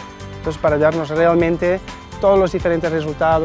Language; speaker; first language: Spanish; native; Spanish